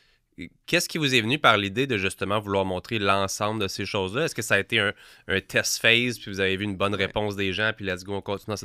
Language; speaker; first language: French; native; French